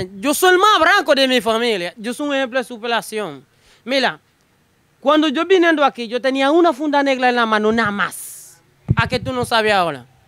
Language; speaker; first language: Spanish; non-native, learner; Haitian Creole